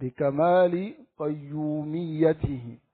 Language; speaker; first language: Arabic; non-native, fluent; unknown